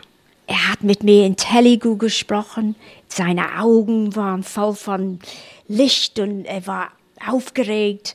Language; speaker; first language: German; non-native, fluent; English